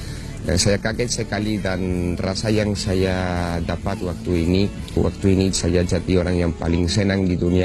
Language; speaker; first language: Indonesian; non-native, fluent; Spanish